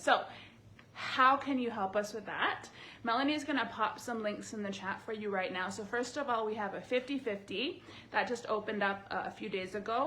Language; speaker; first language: English; native; English